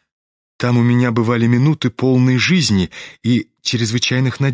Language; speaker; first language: Russian; native; Russian